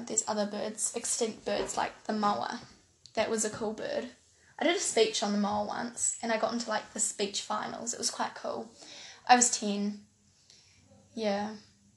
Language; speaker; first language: English; native; English